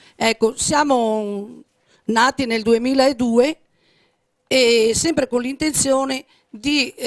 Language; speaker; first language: Italian; native; Italian